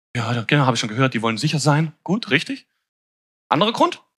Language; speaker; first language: German; native; German